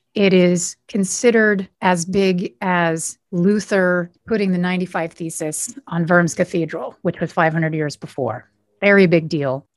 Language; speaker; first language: English; native; English